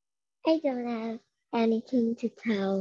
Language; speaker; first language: English; non-native, learner; Vietnamese